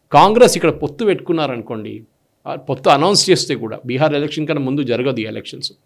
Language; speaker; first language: Telugu; non-native, local second language; Malayalam